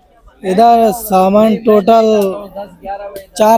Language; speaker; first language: Hindi; non-native, learner; Bangla